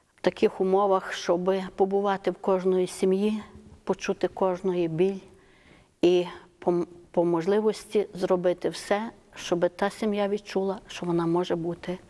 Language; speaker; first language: Ukrainian; native; Ukrainian